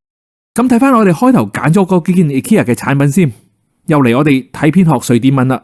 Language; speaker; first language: Cantonese; native; Cantonese